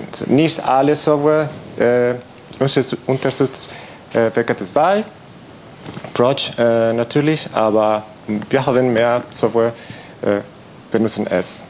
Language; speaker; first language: German; non-native, learner; Spanish